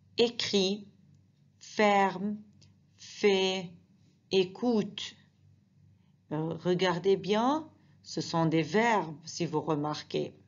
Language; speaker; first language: French; non-native, fluent; Arabic